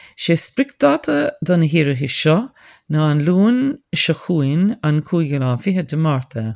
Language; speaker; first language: Irish; non-native, local second language; English